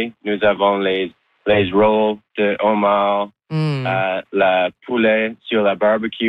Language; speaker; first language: French; non-native, learner; English